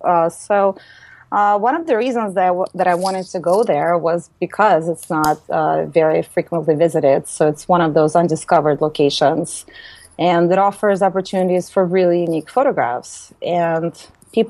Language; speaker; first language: English; native; English